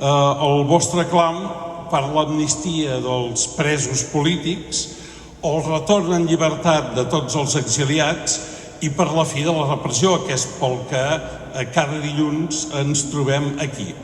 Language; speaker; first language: Catalan; native; Catalan